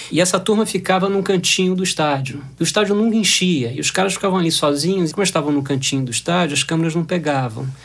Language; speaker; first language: Portuguese; native; Portuguese